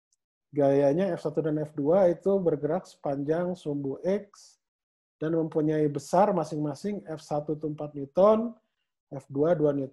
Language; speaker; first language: Indonesian; native; Indonesian